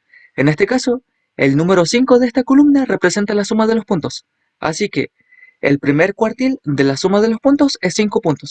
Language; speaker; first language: Spanish; native; Spanish